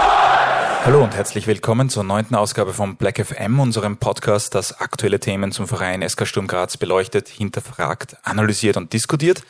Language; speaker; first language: German; native; German